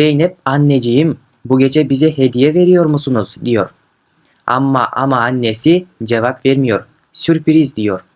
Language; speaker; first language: Turkish; non-native, fluent; Kyrgyz